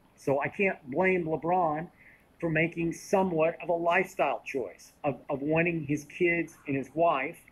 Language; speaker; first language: English; native; English